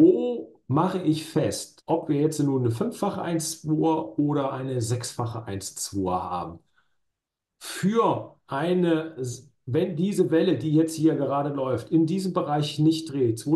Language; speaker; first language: German; native; German